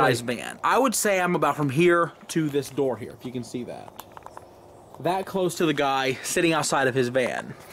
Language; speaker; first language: English; native; English